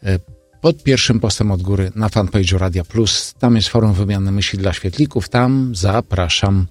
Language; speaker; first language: Polish; native; Polish